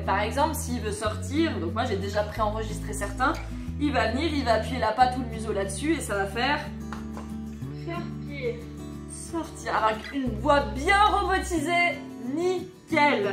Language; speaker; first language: French; native; French